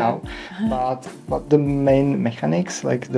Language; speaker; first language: English; non-native, learner; Czech